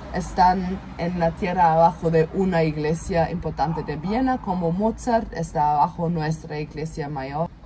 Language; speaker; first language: Spanish; non-native, fluent; German